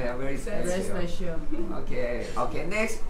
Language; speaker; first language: English; non-native, learner; Thai